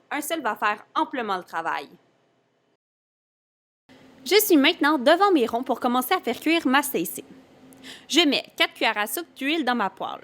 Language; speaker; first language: French; native; French